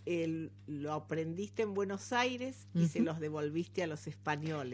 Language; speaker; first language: Spanish; native; Spanish